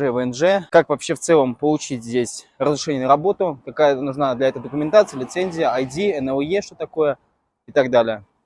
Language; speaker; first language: Russian; native; Russian